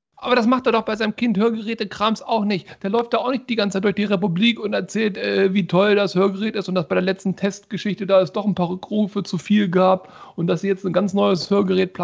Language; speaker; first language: German; native; German